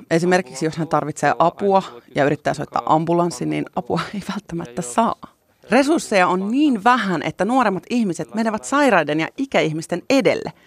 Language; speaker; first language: Finnish; native; Finnish